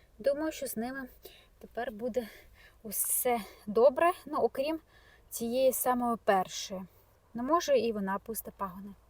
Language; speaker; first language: Ukrainian; non-native, local second language; Russian